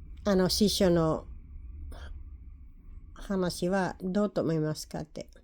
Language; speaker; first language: Japanese; non-native, learner; Filipino